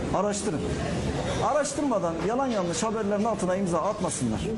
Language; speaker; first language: Turkish; native; Turkish